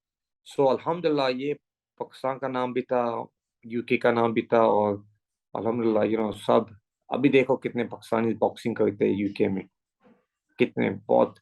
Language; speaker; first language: Hindi; early bilingual, heritage; English